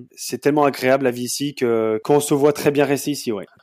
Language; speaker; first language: French; native; French